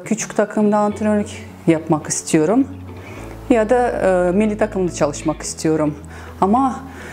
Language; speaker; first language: Turkish; non-native, fluent; Russian